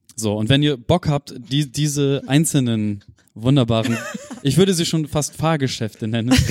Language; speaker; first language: German; native; German